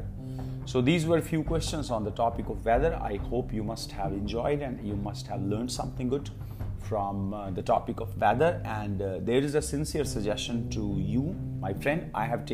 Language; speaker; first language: English; non-native, local second language; Hindi